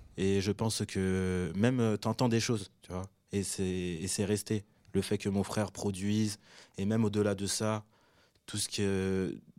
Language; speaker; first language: French; early bilingual, other home language; Arabic